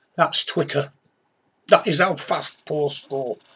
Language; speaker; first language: English; native; English